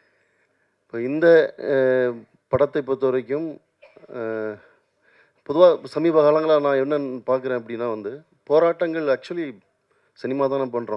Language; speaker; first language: Tamil; native; Tamil